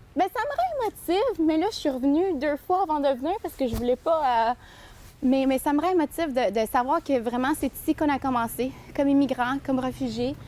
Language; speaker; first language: French; early bilingual, other home language; Spanish